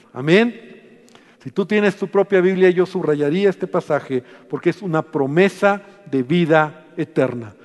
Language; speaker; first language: Spanish; native; Spanish